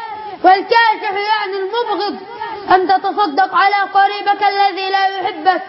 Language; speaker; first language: Arabic; native; Arabic